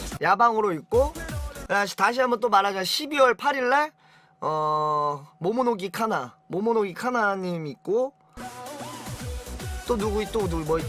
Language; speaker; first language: Korean; native; Korean